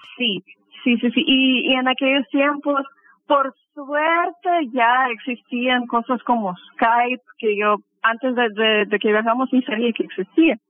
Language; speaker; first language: Spanish; early bilingual, heritage; Spanish